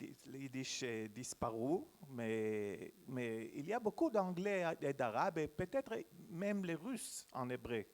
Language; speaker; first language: French; non-native, learner; Hebrew